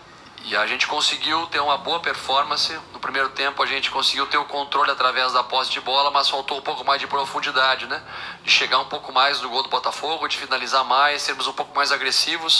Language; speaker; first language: Portuguese; native; Portuguese